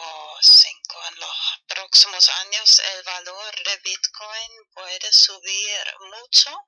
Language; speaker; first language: Spanish; non-native, fluent; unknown